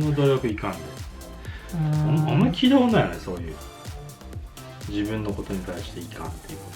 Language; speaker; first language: Japanese; native; Japanese